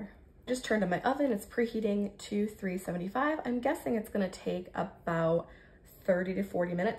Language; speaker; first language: English; native; English